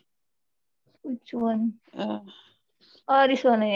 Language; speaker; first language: English; non-native, learner; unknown